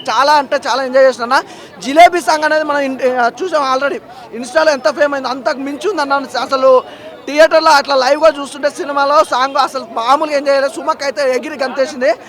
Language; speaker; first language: Telugu; native; Telugu